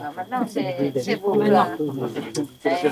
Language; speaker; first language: French; non-native, learner; Vietnamese